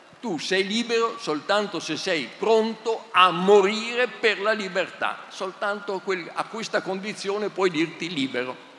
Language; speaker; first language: Italian; native; Italian